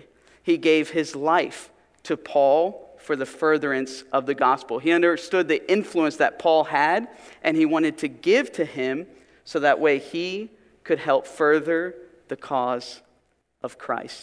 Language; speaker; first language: English; native; English